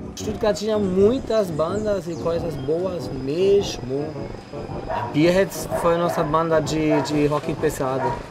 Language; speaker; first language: Portuguese; non-native, fluent; German